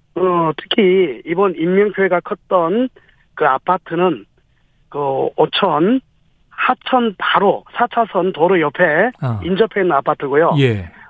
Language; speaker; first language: Korean; native; Korean